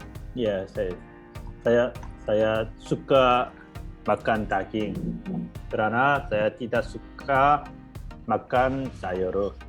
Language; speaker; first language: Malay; non-native, learner; Korean